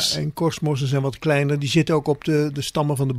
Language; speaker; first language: Dutch; native; Dutch